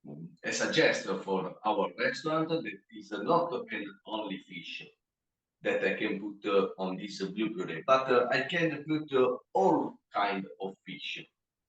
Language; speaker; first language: English; non-native, learner; Italian